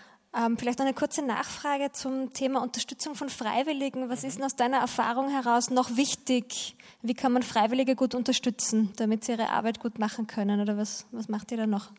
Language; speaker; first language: German; native; German